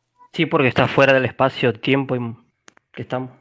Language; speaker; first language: Spanish; native; Spanish